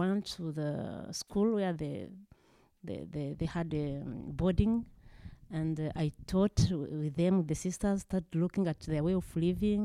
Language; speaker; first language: English; non-native, local second language; Kinyarwanda